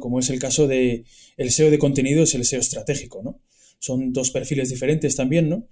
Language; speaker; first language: Spanish; native; Spanish